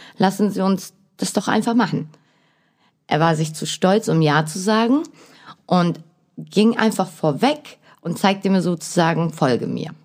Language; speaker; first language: German; early bilingual, other home language; Turkish